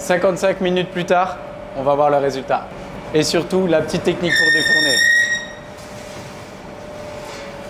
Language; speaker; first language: French; native; French